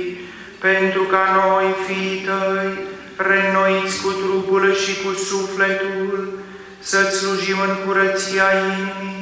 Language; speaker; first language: Romanian; native; Romanian